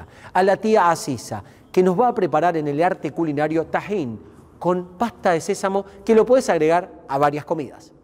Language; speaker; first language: Spanish; native; Spanish